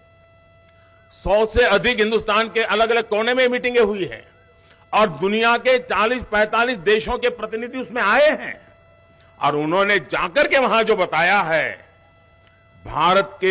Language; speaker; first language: Hindi; non-native, local second language; Gujarati